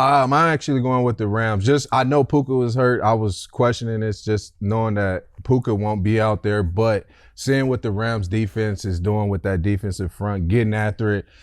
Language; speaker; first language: English; native; English